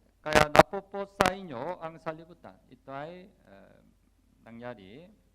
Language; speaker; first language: Filipino; non-native, learner; Korean